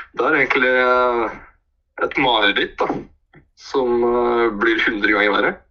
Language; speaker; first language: Norwegian; native; Norwegian